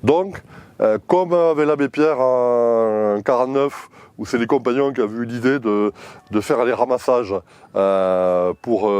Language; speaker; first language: French; native; French